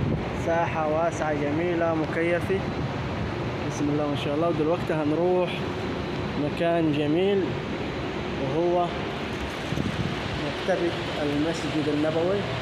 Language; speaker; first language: Arabic; native; Arabic